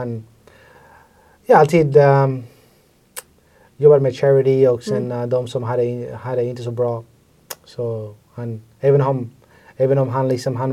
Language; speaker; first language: Swedish; non-native, fluent; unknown